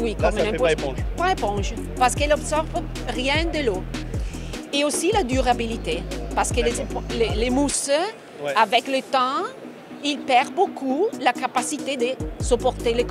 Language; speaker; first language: French; non-native, fluent; Italian